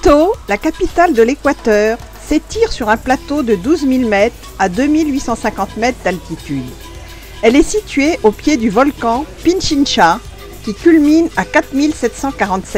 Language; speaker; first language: French; native; French